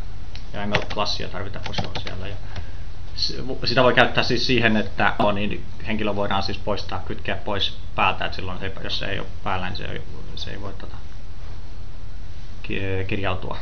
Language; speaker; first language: Finnish; native; Finnish